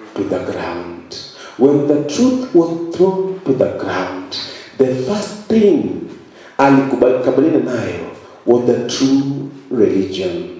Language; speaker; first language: English; non-native, local second language; Swahili